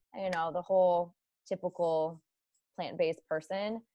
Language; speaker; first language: English; native; English